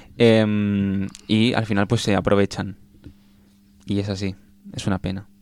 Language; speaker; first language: Spanish; early bilingual, other home language; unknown